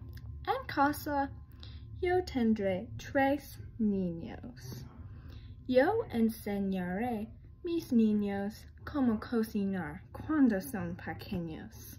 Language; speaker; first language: Spanish; non-native, learner; English